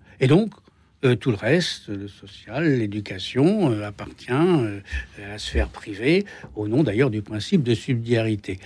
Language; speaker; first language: French; native; French